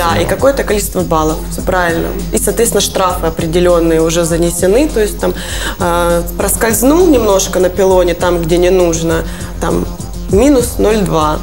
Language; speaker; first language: Russian; native; Russian